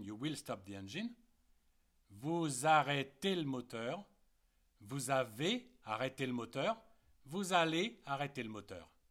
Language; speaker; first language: French; native; French